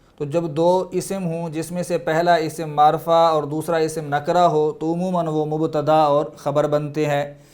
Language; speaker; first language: Urdu; native; Urdu